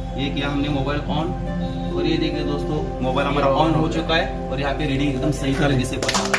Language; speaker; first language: Hindi; native; Hindi